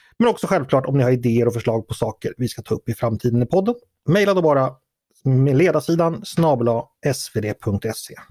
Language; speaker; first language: Swedish; native; Swedish